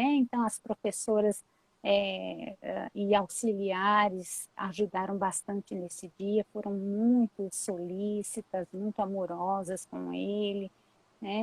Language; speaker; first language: Portuguese; native; Portuguese